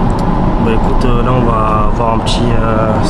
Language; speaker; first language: French; native; French